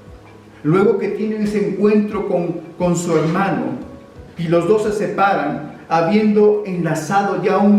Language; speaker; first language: Spanish; native; Spanish